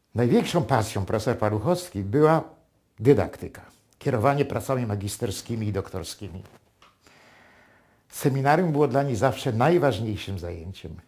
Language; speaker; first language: Polish; native; Polish